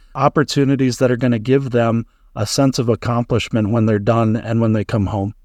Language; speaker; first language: English; native; English